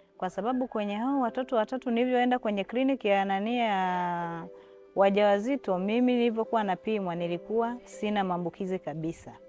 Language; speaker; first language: Swahili; non-native, local second language; Hausa